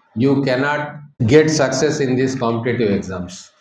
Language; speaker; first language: English; non-native, local second language; Telugu